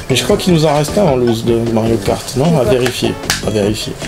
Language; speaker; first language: French; native; French